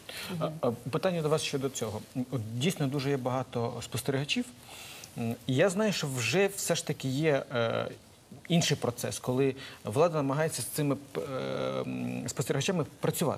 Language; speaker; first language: Ukrainian; native; Ukrainian